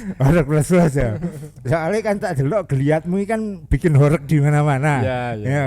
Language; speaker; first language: Indonesian; non-native, local second language; Javanese